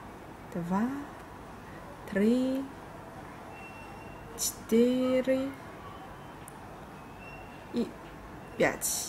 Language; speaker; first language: Russian; non-native, learner; Chinese